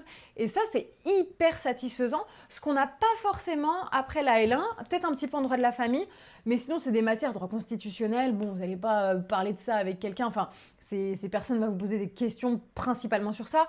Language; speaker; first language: French; native; French